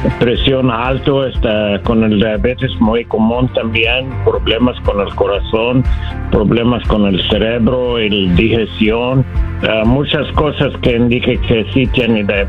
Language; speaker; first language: Spanish; non-native, learner; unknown